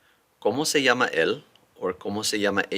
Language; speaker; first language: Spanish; non-native, fluent; English